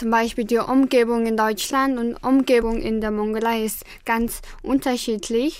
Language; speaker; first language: German; non-native, learner; Mongolian